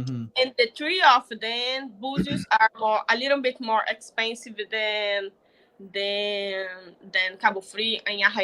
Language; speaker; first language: English; non-native, learner; Portuguese